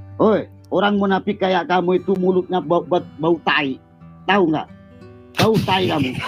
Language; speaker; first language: Indonesian; non-native, local second language; Madurese